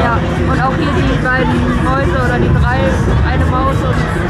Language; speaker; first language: German; native; German